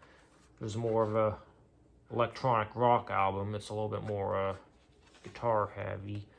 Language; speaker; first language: English; native; English